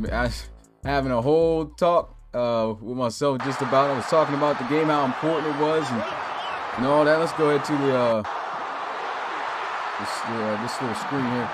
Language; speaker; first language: English; native; English